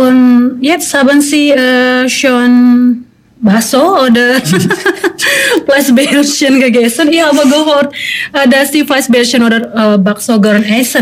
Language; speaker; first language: German; non-native, learner; Indonesian